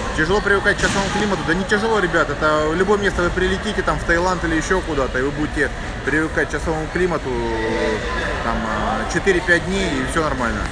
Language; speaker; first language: Russian; native; Russian